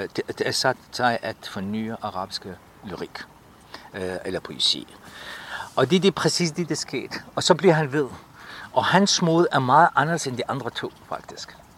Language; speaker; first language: Danish; non-native, fluent; Arabic